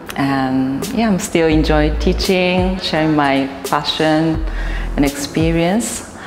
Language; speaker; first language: English; non-native, fluent; Japanese